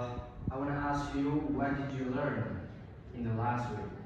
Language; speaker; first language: English; non-native, learner; Indonesian